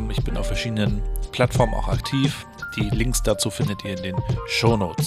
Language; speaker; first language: German; native; German